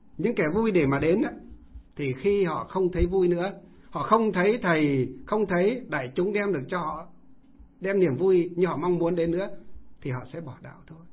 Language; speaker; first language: Vietnamese; native; Vietnamese